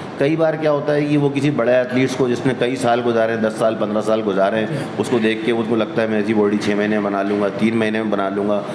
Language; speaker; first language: Hindi; native; Hindi